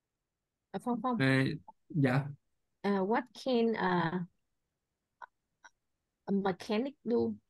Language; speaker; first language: English; non-native, learner; Vietnamese